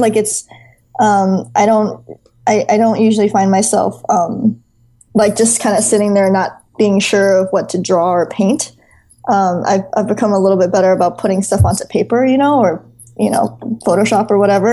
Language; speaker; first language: English; native; English